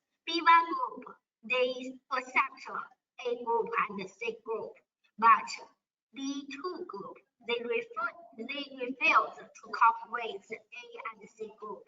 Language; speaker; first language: English; non-native, learner; Chinese